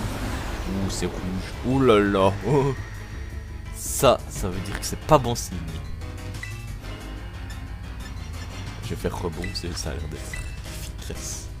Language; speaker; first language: French; native; French